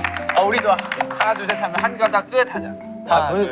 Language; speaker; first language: Korean; native; Korean